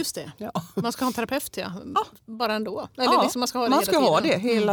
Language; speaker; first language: Swedish; native; Swedish